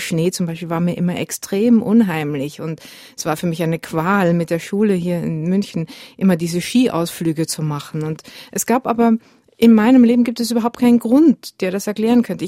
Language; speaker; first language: German; native; German